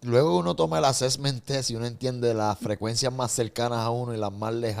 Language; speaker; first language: Spanish; native; Spanish